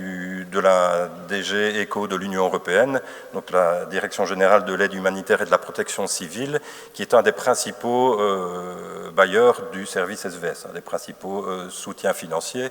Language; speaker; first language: French; native; French